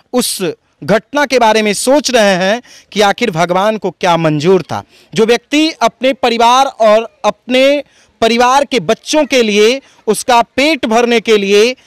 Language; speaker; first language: Hindi; native; Hindi